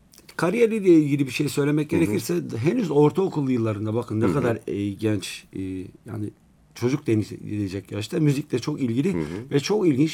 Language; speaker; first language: Turkish; native; Turkish